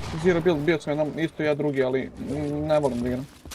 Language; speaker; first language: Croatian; non-native, learner; Macedonian